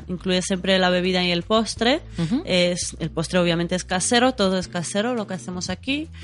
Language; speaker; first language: Spanish; non-native, fluent; Hebrew